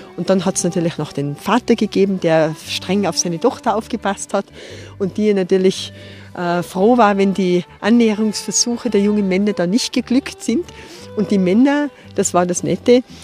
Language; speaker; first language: German; native; German